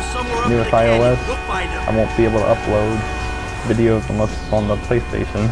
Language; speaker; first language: English; native; English